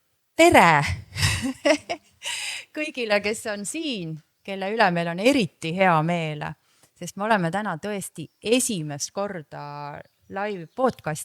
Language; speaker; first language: Estonian; native; Estonian